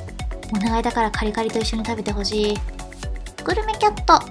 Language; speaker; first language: Japanese; native; Japanese